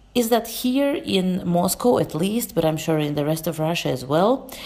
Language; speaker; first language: English; non-native, fluent; Russian